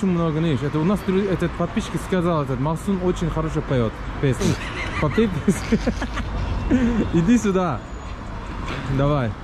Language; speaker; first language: Russian; non-native, learner; Turkish